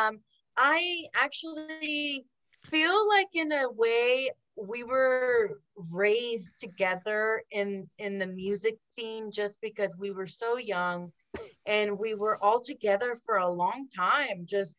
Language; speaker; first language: English; early bilingual, other home language; Spanish